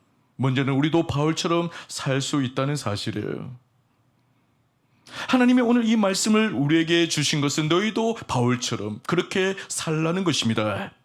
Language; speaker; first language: Korean; native; Korean